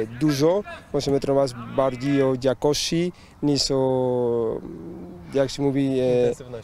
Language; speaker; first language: Polish; non-native, learner; Spanish